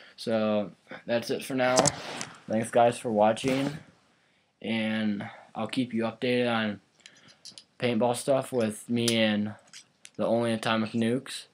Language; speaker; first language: English; native; English